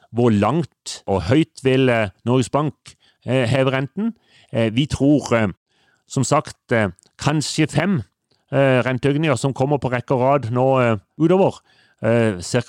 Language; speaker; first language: Norwegian; native; Norwegian